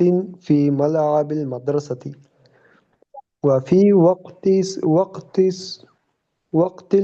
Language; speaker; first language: Arabic; non-native, learner; Bangla